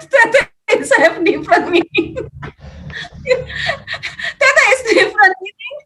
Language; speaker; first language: English; non-native, fluent; Indonesian